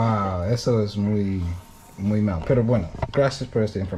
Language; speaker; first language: Spanish; non-native, learner; English